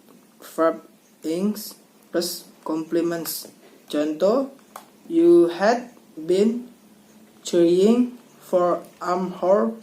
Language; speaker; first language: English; non-native, learner; Indonesian